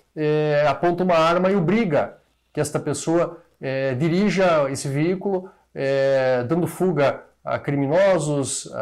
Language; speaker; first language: Portuguese; native; Portuguese